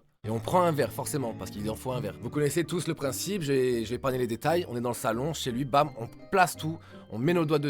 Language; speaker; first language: French; native; French